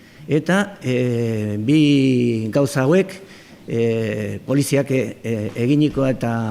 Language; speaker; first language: Basque; non-native, local second language; Spanish